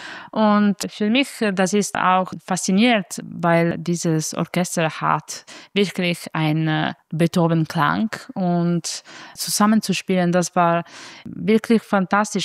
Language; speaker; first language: German; non-native, fluent; Italian